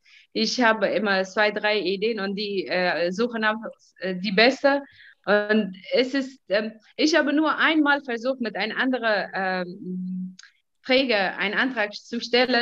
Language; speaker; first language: German; non-native, fluent; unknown